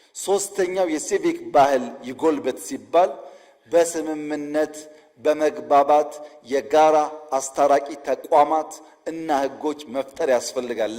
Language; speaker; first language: Amharic; non-native, local second language; Oromo